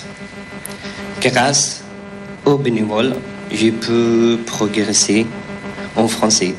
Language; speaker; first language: French; non-native, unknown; Persian